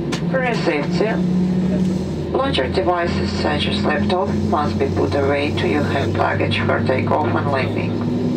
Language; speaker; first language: English; non-native, fluent; Russian